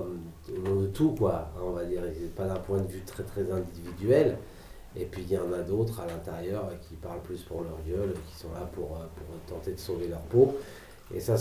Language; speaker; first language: French; native; French